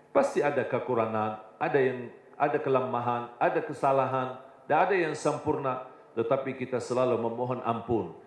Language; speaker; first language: Indonesian; non-native, fluent; Arabic